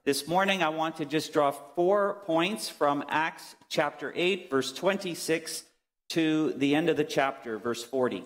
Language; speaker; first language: English; native; English